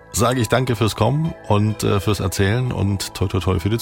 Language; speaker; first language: German; native; German